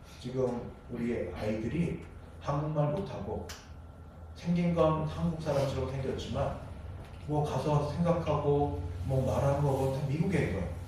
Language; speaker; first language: Korean; native; Korean